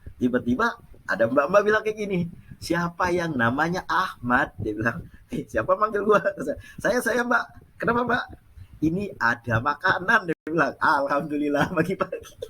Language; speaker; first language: Indonesian; non-native, local second language; Achinese